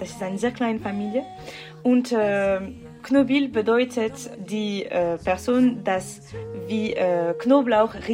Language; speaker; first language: German; non-native, local second language; French